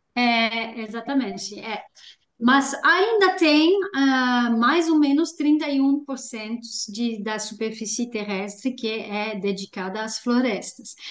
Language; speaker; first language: Portuguese; non-native, fluent; French